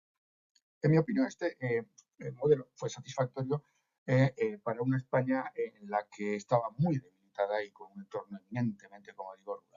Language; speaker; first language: Spanish; native; Spanish